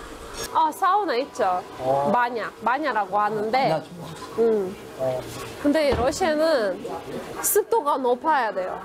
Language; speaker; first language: Korean; non-native, fluent; Russian